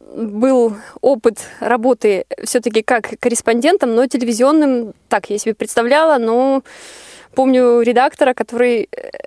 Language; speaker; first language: Russian; native; Russian